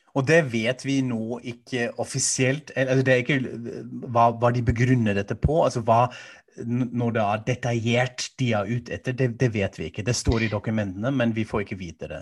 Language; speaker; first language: Norwegian; non-native, fluent; German